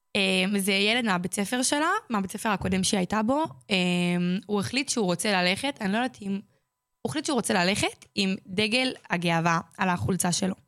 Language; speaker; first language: Hebrew; native; Hebrew